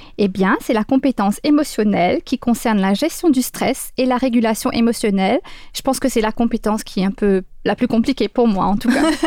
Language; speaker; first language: French; native; French